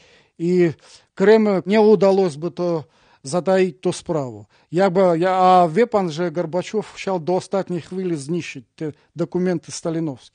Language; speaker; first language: Polish; non-native, learner; Russian